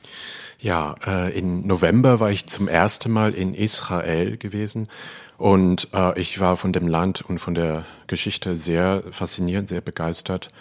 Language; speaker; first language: German; non-native, fluent; Cantonese